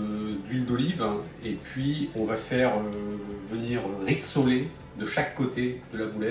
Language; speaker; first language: French; native; French